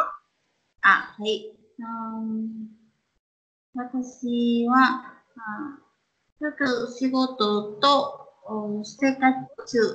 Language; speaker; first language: Japanese; non-native, learner; Vietnamese